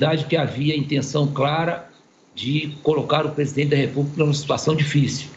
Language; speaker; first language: Portuguese; native; Portuguese